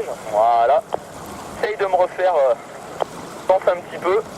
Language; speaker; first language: French; native; French